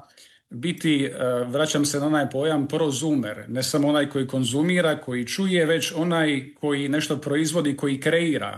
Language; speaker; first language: Serbian; native; Serbian